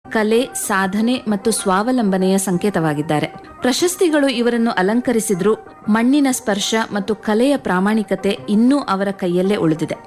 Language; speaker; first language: Kannada; native; Kannada